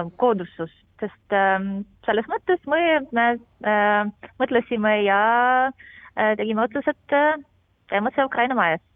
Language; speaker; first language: Estonian; non-native, learner; Ukrainian